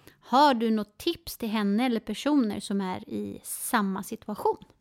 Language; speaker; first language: Swedish; non-native, learner; Spanish